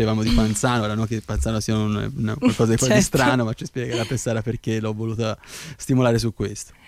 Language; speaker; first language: Italian; native; Italian